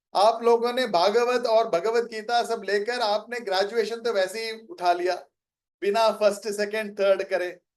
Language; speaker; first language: Hindi; non-native, local second language; Tamil